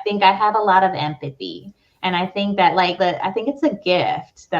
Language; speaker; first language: English; native; English